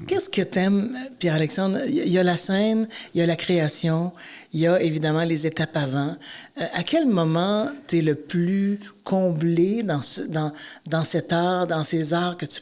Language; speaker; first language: French; native; French